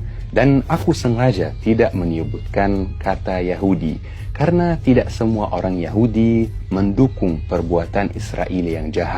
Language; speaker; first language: Indonesian; non-native, fluent; Arabic